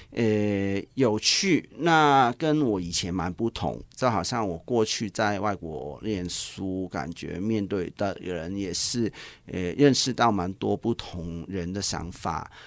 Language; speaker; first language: Chinese; non-native, local second language; Cantonese